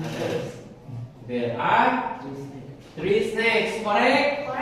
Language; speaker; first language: English; non-native, learner; Indonesian